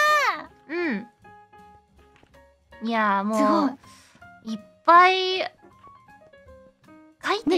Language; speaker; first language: Japanese; non-native, learner; English